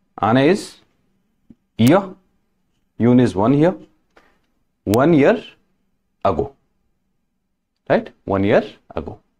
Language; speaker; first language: English; non-native, local second language; Hindi